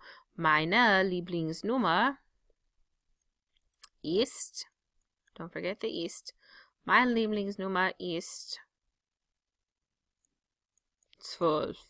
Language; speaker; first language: German; non-native, fluent; English